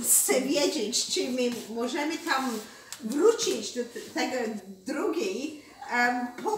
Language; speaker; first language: Polish; early bilingual, heritage; English